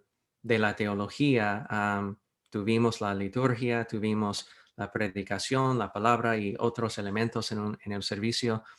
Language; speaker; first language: Spanish; non-native, fluent; English